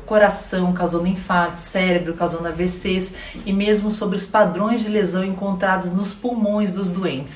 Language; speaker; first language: Portuguese; native; Portuguese